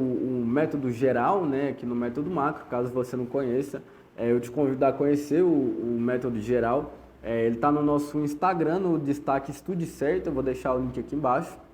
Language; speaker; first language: Portuguese; native; Portuguese